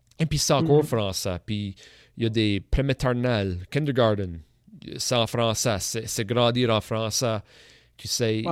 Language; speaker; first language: French; native; French